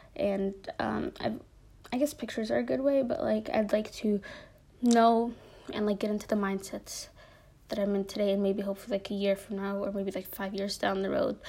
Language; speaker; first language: English; native; English